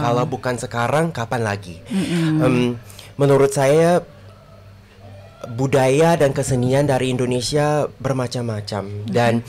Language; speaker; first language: Indonesian; non-native, fluent; English